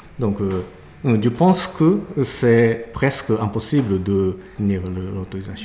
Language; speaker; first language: French; non-native, learner; Japanese